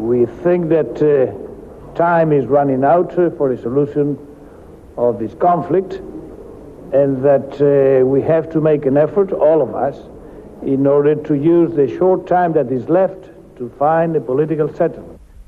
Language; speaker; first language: English; non-native, fluent; Spanish